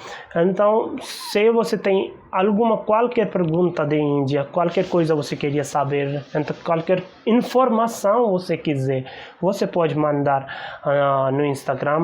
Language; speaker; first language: Portuguese; non-native, learner; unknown